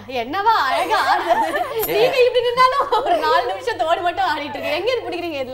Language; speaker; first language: Tamil; native; Tamil